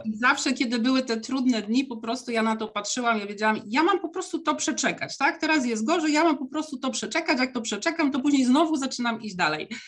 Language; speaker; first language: Polish; native; Polish